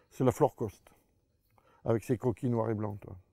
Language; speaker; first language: French; native; French